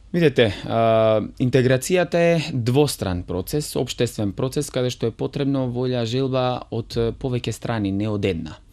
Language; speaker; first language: Macedonian; non-native, local second language; Romany